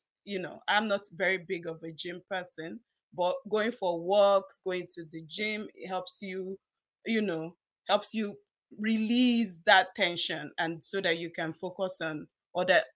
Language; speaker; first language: English; non-native, local second language; Yoruba